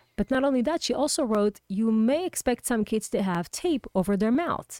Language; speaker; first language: English; non-native, fluent; Hebrew